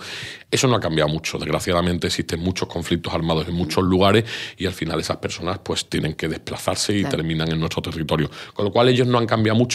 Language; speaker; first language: Spanish; native; Spanish